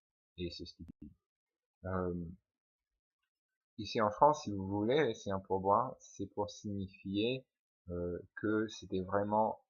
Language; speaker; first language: French; non-native, fluent; English